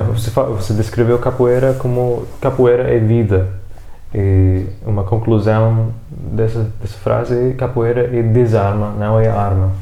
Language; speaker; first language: Portuguese; non-native, fluent; English